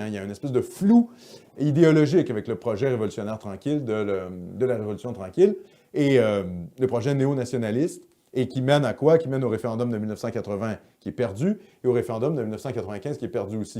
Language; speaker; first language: French; native; French